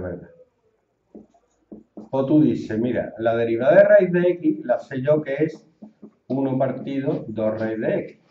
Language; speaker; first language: Spanish; native; Spanish